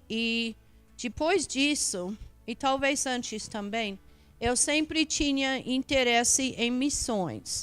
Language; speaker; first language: Portuguese; non-native, fluent; English